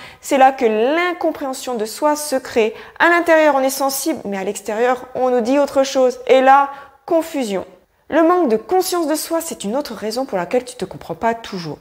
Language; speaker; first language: French; native; French